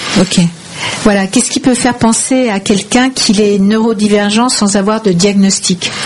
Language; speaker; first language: French; native; French